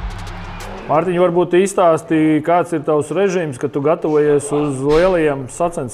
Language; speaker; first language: Latvian; native; Latvian